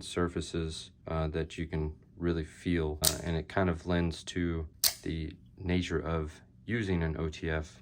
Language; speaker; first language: English; native; English